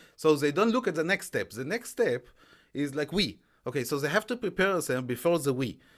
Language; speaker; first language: English; non-native, fluent; Hebrew